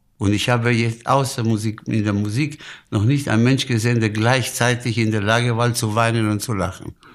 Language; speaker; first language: German; non-native, fluent; Spanish